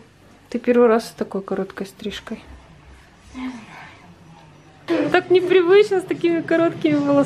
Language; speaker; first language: Russian; native; Russian